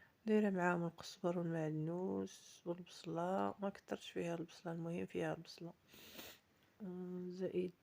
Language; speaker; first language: Arabic; native; Arabic